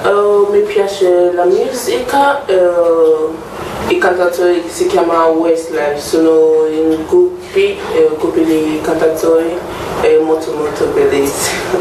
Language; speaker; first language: Italian; non-native, learner; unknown